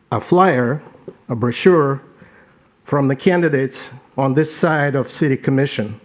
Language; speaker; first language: English; non-native, fluent; Ukrainian